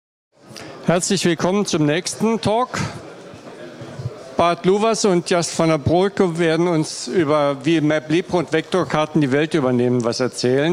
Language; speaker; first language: German; native; German